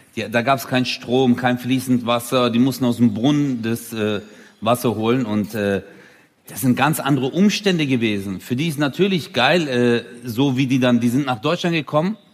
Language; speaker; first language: German; early bilingual, other home language; Turkish